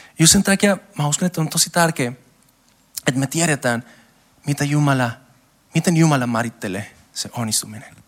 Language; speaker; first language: Finnish; non-native, learner; Spanish